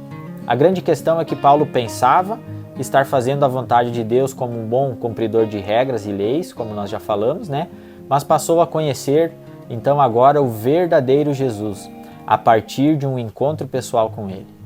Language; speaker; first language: Portuguese; native; Portuguese